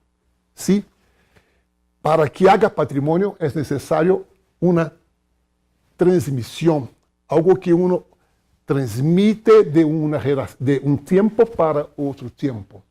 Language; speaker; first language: Spanish; non-native, fluent; Portuguese